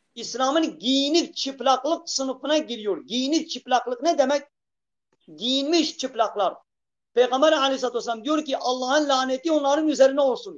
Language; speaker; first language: Turkish; non-native, local second language; Kurdish